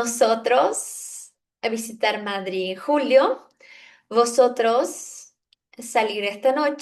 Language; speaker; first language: Spanish; non-native, fluent; Portuguese